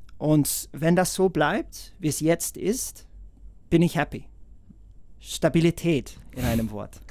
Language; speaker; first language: German; non-native, fluent; English